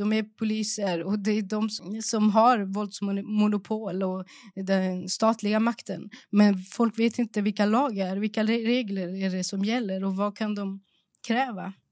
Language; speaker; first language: Swedish; early bilingual, other home language; Persian